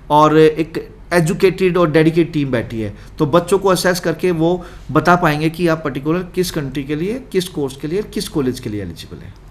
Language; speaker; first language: Hindi; native; Hindi